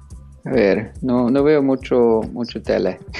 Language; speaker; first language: Spanish; non-native, fluent; English